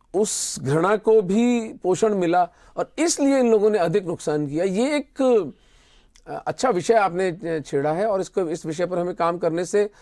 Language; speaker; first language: Hindi; native; Hindi